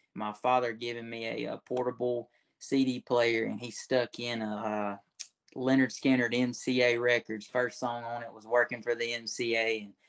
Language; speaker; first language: English; native; English